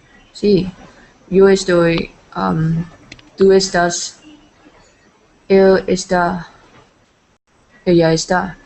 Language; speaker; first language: Spanish; non-native, learner; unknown